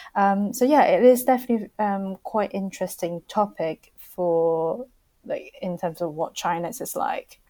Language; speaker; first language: English; non-native, fluent; Chinese